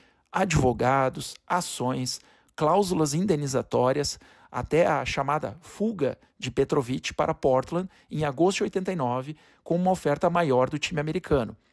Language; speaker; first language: Portuguese; native; Portuguese